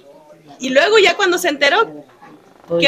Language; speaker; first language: Spanish; native; Spanish